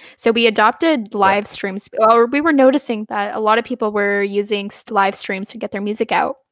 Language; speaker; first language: English; non-native, fluent; Punjabi